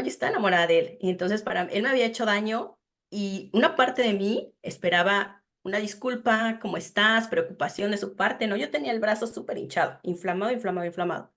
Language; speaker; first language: Spanish; native; Spanish